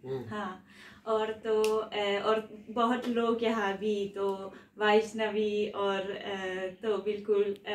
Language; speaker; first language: Hindi; non-native, learner; Italian